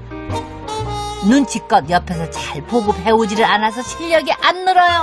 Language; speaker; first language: Korean; native; Korean